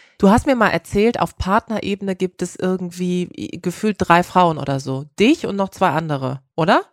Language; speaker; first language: German; native; German